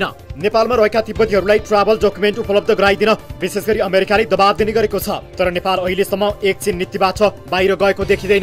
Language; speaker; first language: Nepali; native; Nepali